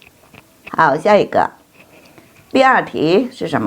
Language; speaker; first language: Chinese; non-native, fluent; Indonesian